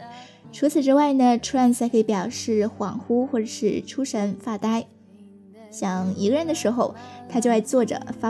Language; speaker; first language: Chinese; native; Chinese